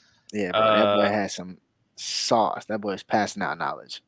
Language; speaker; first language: English; native; English